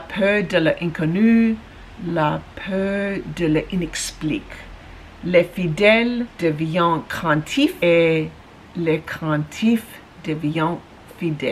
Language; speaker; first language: French; non-native, learner; English